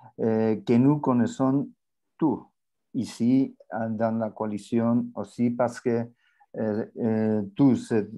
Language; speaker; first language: French; non-native, learner; Spanish